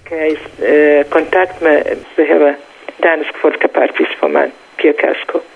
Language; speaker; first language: Danish; non-native, learner; Central Kurdish